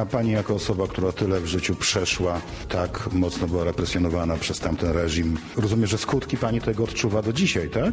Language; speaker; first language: Polish; native; Polish